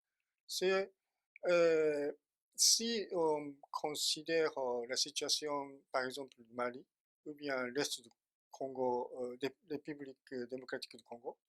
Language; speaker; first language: French; non-native, fluent; Japanese